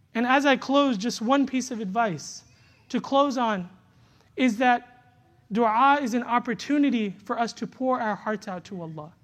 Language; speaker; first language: English; native; English